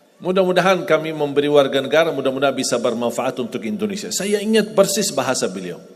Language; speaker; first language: Indonesian; non-native, fluent; Arabic